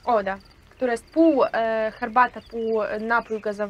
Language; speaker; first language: Polish; non-native, fluent; Russian